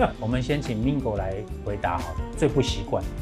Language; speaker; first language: Chinese; native; Chinese